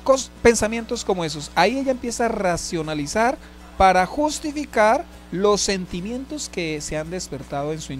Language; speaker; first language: Spanish; native; Spanish